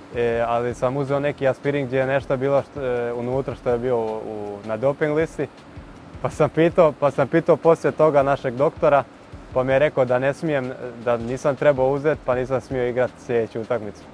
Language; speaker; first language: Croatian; early bilingual, heritage; Croatian